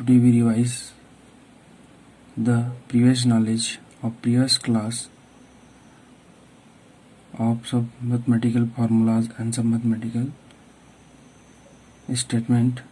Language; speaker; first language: English; non-native, local second language; Hindi